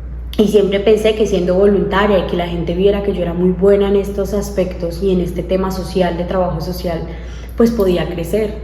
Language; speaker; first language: Spanish; native; Spanish